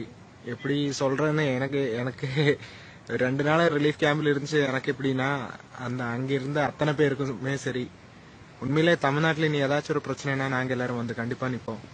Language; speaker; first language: Tamil; non-native, local second language; Malayalam